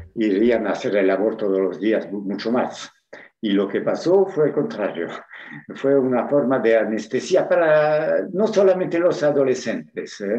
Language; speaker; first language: Spanish; non-native, fluent; French